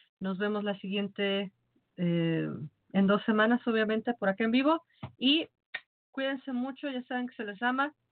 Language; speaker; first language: Spanish; native; Spanish